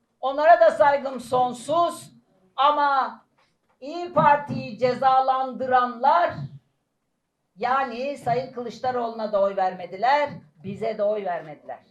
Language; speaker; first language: Turkish; native; Turkish